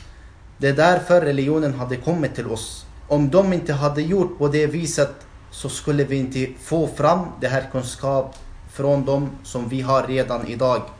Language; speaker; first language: Swedish; non-native, fluent; Arabic